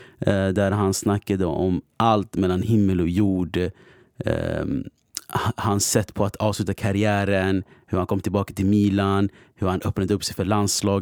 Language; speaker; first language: Swedish; native; Swedish